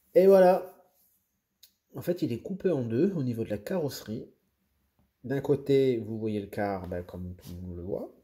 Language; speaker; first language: French; native; French